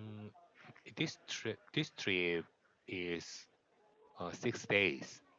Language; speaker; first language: English; non-native, learner; Korean